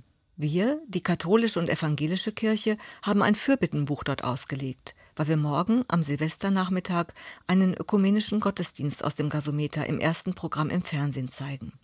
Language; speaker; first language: German; native; German